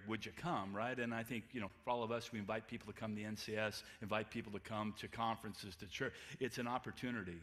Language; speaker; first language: English; native; English